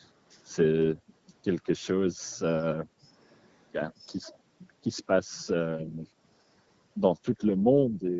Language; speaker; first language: French; non-native, local second language; Dutch